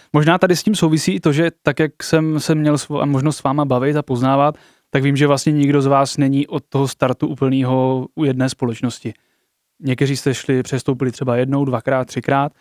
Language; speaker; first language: Czech; native; Czech